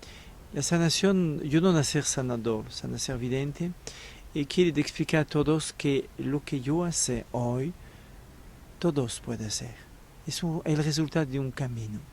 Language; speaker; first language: Spanish; non-native, learner; French